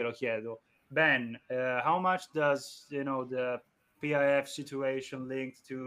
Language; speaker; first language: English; non-native, fluent; Italian